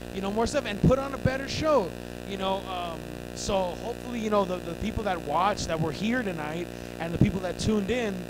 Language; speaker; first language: English; early bilingual, other home language; Spanish